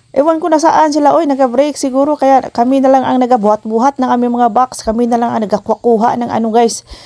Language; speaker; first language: Filipino; non-native, local second language; Cebuano